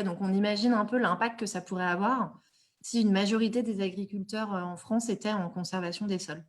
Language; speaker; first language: French; native; French